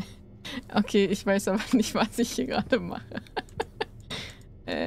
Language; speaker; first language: German; native; German